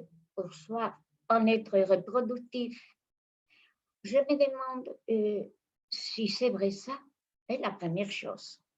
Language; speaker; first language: French; non-native, fluent; Spanish